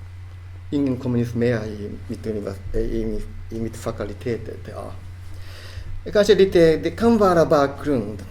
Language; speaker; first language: Swedish; non-native, fluent; Japanese